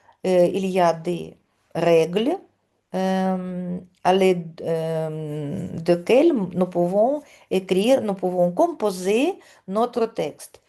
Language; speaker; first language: French; non-native, fluent; Russian